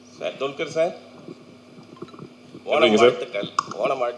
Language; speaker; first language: Tamil; native; Tamil